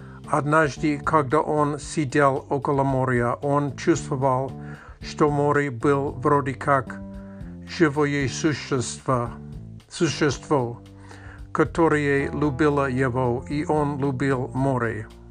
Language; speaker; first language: Russian; non-native, learner; English